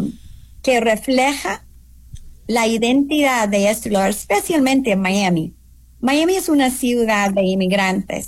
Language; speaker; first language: Spanish; non-native, fluent; English